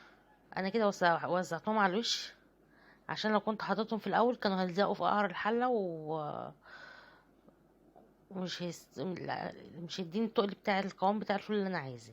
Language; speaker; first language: Arabic; native; Arabic